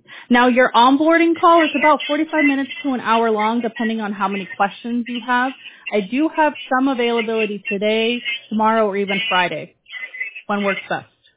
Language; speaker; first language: English; early bilingual, other home language; Spanish